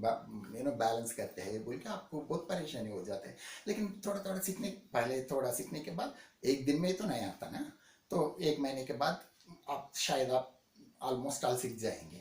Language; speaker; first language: Hindi; non-native, local second language; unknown